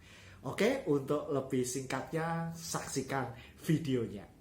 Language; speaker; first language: Indonesian; native; Indonesian